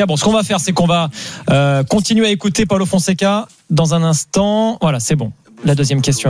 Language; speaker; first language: French; native; French